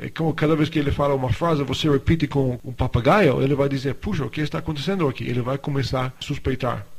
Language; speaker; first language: Portuguese; non-native, fluent; English